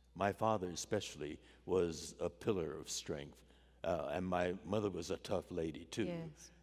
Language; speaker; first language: English; native; English